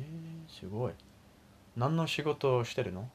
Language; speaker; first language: Japanese; non-native, learner; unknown